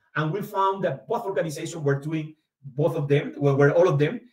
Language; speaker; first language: English; non-native, fluent; Spanish